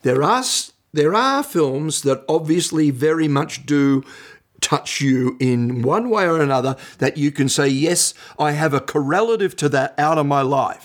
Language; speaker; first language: English; native; English